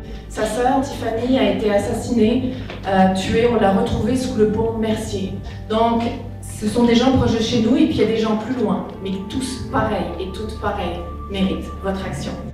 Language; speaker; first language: French; native; French